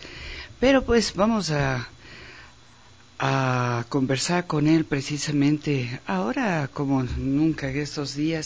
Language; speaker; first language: Spanish; native; Spanish